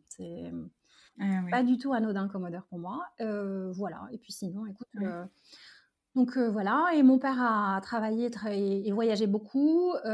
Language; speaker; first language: French; early bilingual, other home language; Arabic